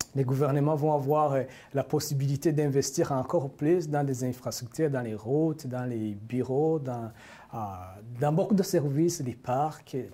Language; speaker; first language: French; non-native, local second language; Rundi